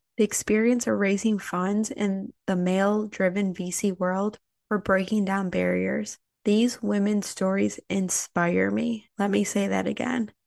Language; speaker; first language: English; native; English